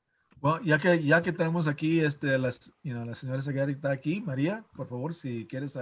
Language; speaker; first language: Spanish; early bilingual, heritage; English